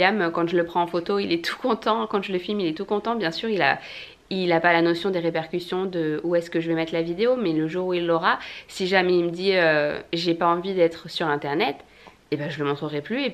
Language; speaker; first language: French; native; French